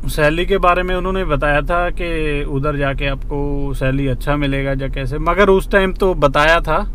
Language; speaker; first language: Hindi; native; Hindi